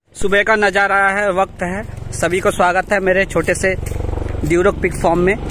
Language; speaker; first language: Hindi; non-native, local second language; Assamese